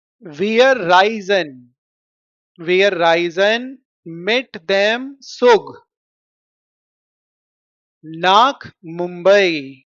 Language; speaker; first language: German; non-native, fluent; Hindi